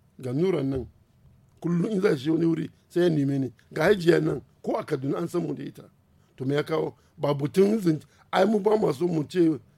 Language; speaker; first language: Hausa; non-native, local second language; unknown